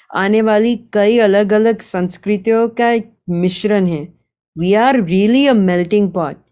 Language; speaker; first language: Hindi; early bilingual, heritage; Gujarati